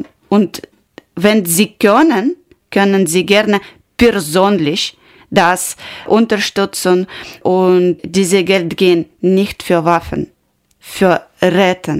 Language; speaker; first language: German; non-native, learner; Ukrainian